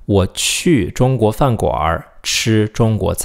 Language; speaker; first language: Chinese; non-native, fluent; English